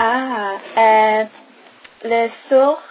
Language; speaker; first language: French; non-native, learner; English